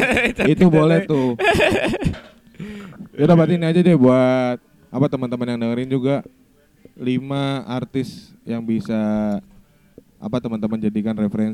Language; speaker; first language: Indonesian; native; Indonesian